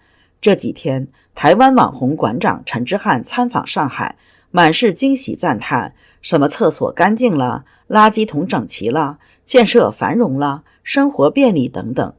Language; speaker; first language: Chinese; native; Chinese